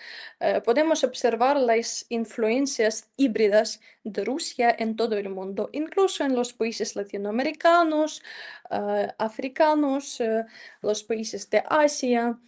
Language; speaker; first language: Spanish; non-native, fluent; Ukrainian